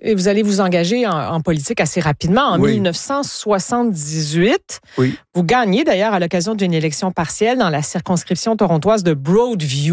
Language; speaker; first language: French; native; French